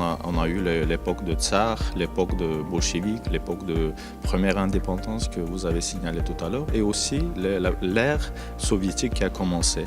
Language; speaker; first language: French; non-native, fluent; Azerbaijani